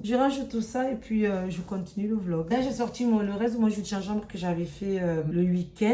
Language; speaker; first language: French; native; French